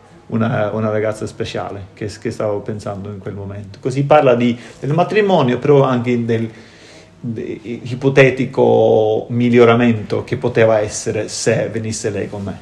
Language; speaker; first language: Italian; non-native, fluent; Norwegian